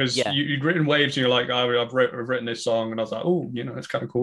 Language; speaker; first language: English; native; English